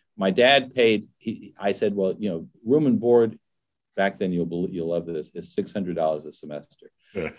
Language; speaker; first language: English; native; English